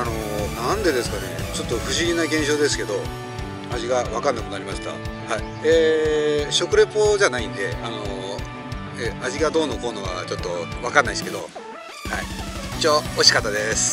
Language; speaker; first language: Japanese; native; Japanese